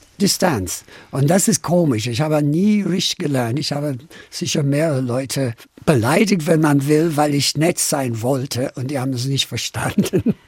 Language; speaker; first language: German; non-native, fluent; English